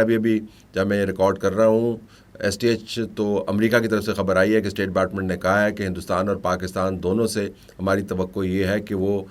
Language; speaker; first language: Urdu; native; Urdu